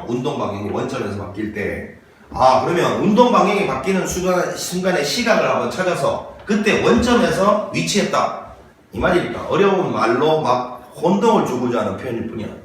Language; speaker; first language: Korean; native; Korean